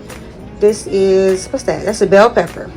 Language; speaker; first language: English; native; English